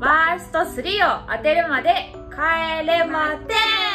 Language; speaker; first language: Japanese; native; Japanese